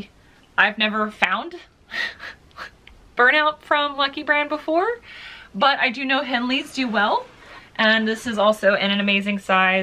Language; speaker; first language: English; native; English